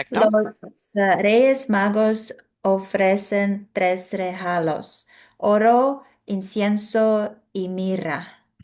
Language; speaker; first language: Spanish; non-native, learner; English